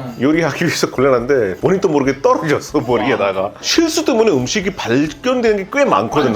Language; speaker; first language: Korean; non-native, fluent; Hindi